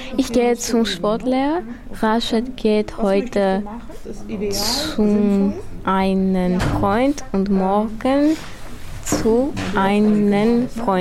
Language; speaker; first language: German; non-native, learner; Armenian